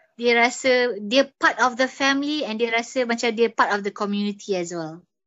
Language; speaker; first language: English; non-native, local second language; Malay